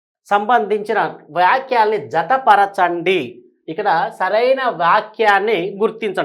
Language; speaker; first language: Telugu; native; Telugu